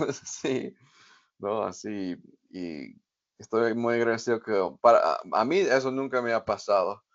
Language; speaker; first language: Spanish; non-native, fluent; English